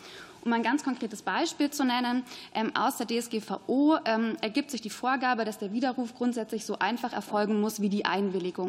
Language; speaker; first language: German; native; German